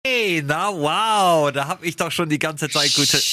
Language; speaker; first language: German; native; German